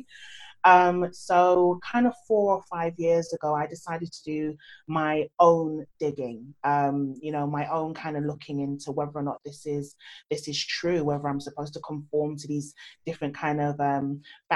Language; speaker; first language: English; native; English